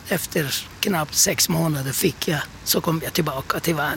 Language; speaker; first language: Swedish; non-native, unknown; Turkish